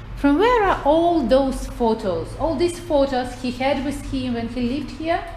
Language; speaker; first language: English; non-native, fluent; Russian